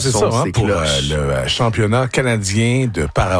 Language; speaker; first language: French; native; French